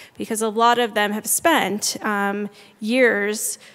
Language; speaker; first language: English; native; English